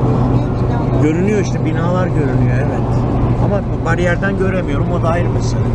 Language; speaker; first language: Turkish; native; Turkish